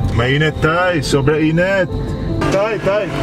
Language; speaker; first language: Filipino; non-native, learner; Arabic